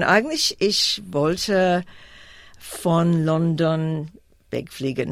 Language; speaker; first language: German; non-native, fluent; English